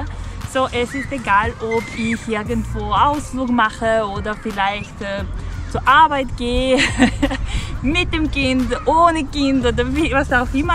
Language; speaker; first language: German; non-native, fluent; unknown